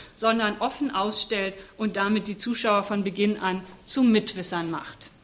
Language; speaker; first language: German; native; German